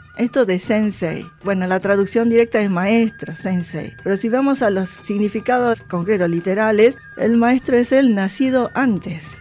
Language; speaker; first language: Spanish; native; Spanish